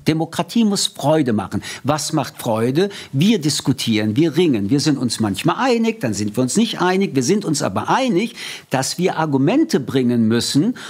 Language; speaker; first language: German; early bilingual, other home language; French